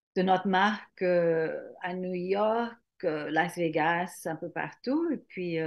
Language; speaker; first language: French; native; French